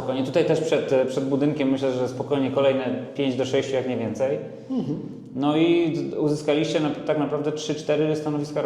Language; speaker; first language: Polish; native; Polish